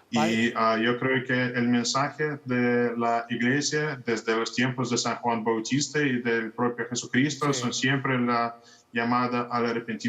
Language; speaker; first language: Spanish; non-native, fluent; Russian